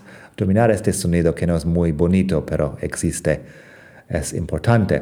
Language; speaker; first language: Spanish; non-native, fluent; English